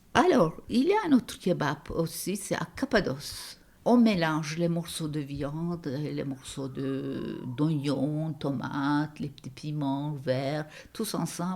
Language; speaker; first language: French; non-native, fluent; Turkish